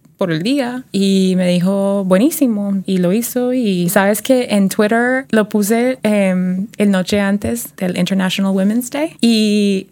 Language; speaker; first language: Spanish; early bilingual, heritage; Spanish